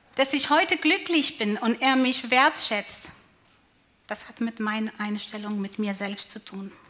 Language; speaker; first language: German; non-native, fluent; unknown